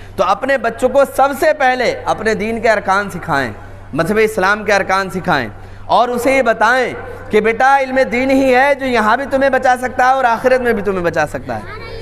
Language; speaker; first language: Urdu; native; Urdu